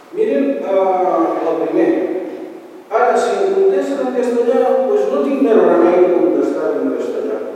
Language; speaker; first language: Catalan; native; Catalan